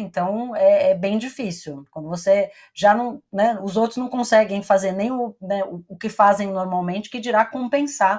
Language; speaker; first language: Portuguese; native; Portuguese